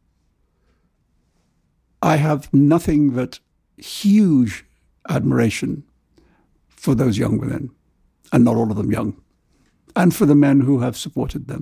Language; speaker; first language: English; non-native, local second language; Urdu